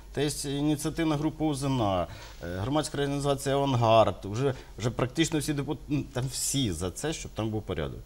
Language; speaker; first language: Ukrainian; native; Ukrainian